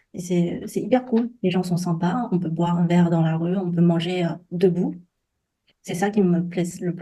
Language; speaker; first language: French; non-native, fluent; Chinese